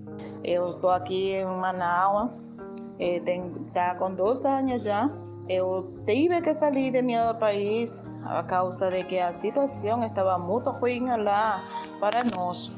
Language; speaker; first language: Portuguese; non-native, learner; Spanish